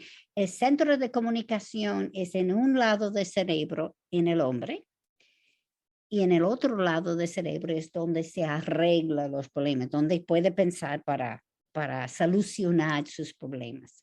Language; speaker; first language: Spanish; non-native, fluent; English